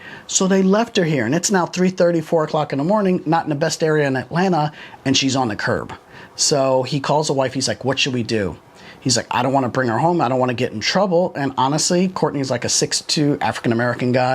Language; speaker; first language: English; native; English